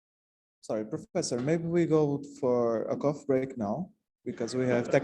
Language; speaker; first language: English; non-native, fluent; Portuguese